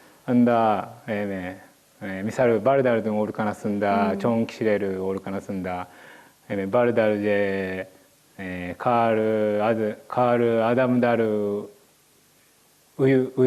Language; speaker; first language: Kyrgyz; non-native, learner; Japanese